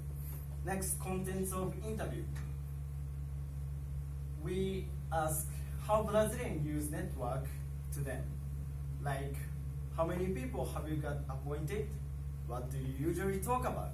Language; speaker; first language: English; non-native, learner; Japanese